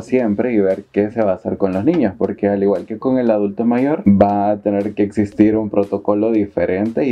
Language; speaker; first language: Spanish; native; Spanish